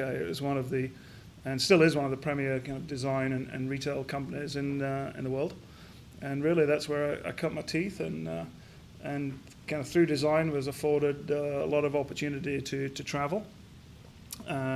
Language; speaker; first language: English; native; English